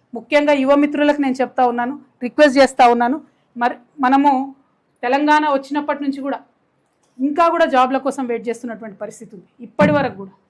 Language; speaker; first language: Telugu; native; Telugu